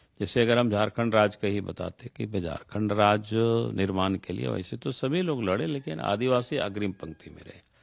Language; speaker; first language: Hindi; non-native, local second language; Santali